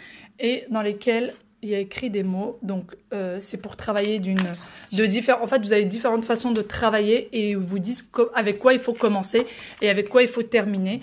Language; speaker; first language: French; native; French